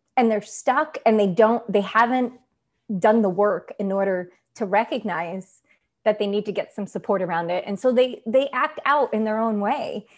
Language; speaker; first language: English; non-native, fluent; Italian